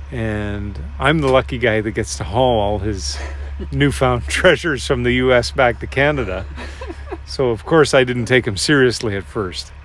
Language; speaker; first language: English; native; English